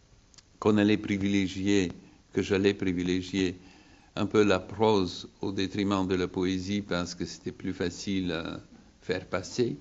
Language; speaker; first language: French; non-native, fluent; Bulgarian